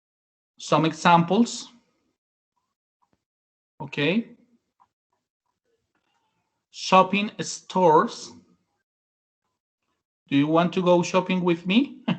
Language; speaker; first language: English; non-native, learner; Spanish